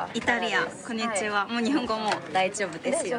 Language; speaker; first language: Japanese; non-native, fluent; Chinese